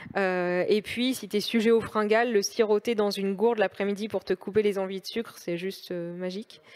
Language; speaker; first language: French; native; French